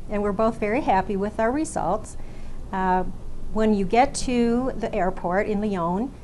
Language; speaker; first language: English; native; English